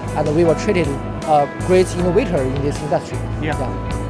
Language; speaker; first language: English; non-native, fluent; Chinese